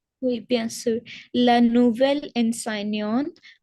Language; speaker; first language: French; non-native, learner; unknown